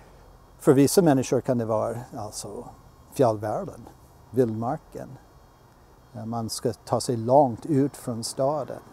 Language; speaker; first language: Swedish; non-native, fluent; English